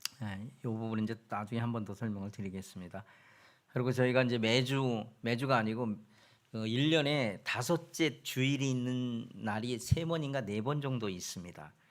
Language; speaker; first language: Korean; native; Korean